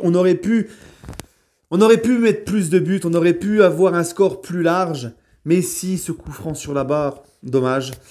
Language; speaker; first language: French; native; French